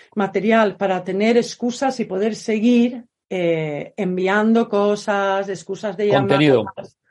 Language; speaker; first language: Spanish; non-native, fluent; Swedish